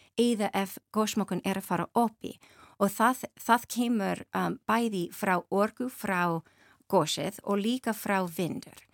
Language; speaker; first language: Icelandic; non-native, learner; English